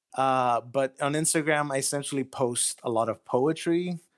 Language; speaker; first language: English; non-native, fluent; Greek